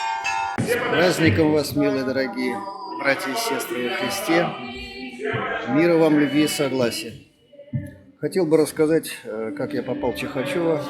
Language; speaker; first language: Russian; native; Russian